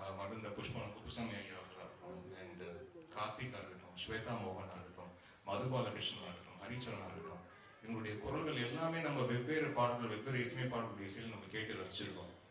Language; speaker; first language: Tamil; native; Tamil